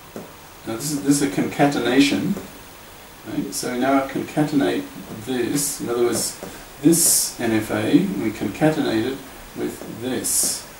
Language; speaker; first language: English; native; English